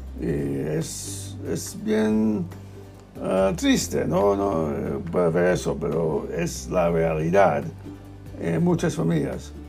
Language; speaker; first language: Spanish; non-native, learner; English